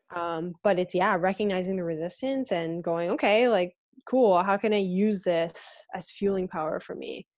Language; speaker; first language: English; native; English